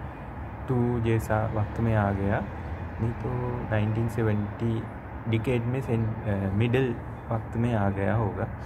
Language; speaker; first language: Hindi; non-native, learner; Sinhala